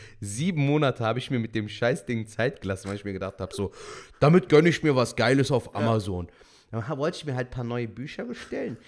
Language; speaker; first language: German; early bilingual, other home language; Turkish